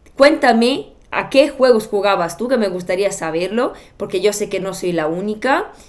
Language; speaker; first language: Spanish; non-native, fluent; Bulgarian